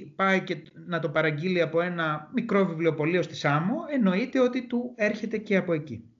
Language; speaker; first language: Greek; native; Greek